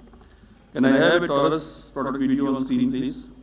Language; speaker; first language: English; non-native, local second language; Hindi